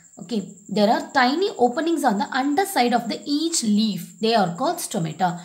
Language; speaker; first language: English; non-native, local second language; Tamil